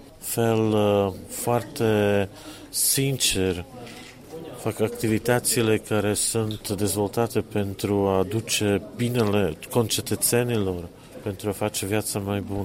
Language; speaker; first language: Romanian; non-native, fluent; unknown